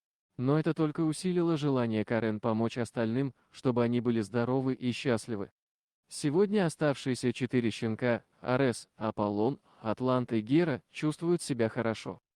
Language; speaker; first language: Russian; native; Russian